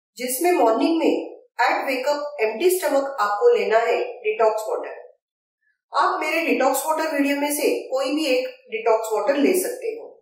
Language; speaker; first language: Hindi; native; Hindi